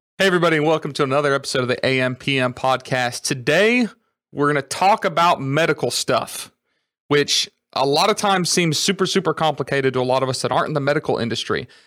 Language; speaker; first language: English; native; English